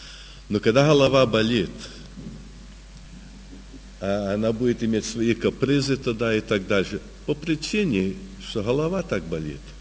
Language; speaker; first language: Russian; early bilingual, heritage; Russian